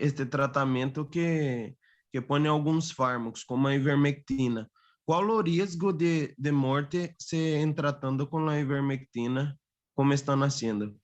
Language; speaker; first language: Spanish; non-native, fluent; Portuguese